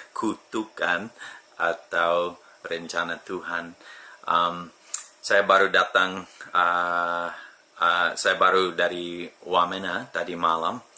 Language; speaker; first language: Indonesian; non-native, fluent; English